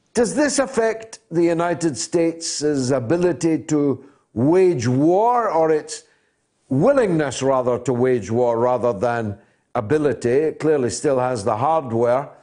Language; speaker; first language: English; native; English